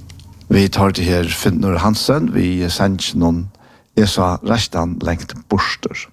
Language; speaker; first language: Norwegian; non-native, learner; Faroese